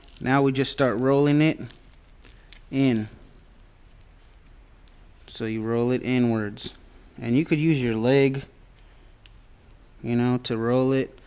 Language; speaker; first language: English; native; English